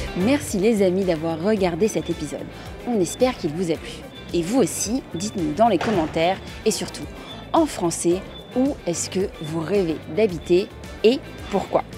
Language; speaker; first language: French; native; French